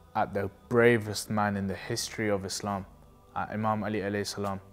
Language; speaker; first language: English; native; English